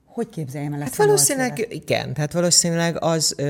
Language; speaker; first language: Hungarian; native; Hungarian